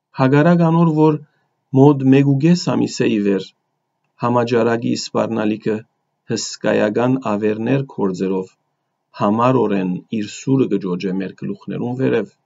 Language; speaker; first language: Armenian; early bilingual, heritage; Armenian